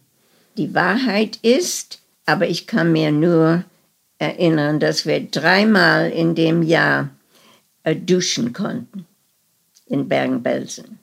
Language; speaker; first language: German; early bilingual, heritage; German